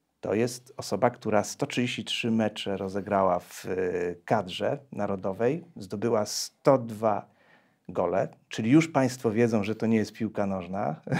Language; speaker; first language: Polish; native; Polish